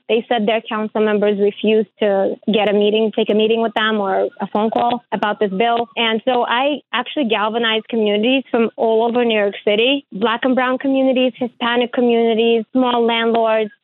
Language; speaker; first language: English; early bilingual, other home language; Ukrainian